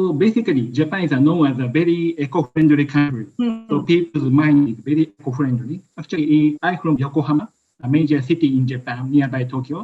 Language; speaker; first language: English; non-native, learner; Japanese